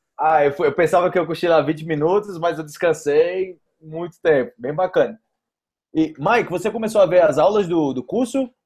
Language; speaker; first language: Portuguese; native; Portuguese